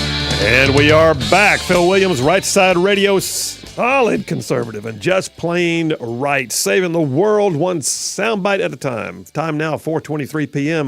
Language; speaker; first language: English; native; English